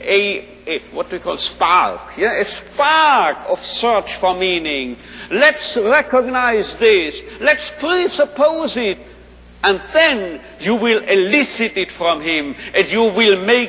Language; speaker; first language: English; non-native, fluent; German